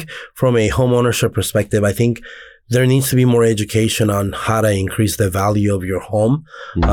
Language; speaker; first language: English; native; English